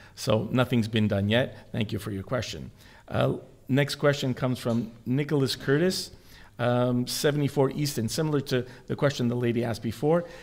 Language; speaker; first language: English; native; English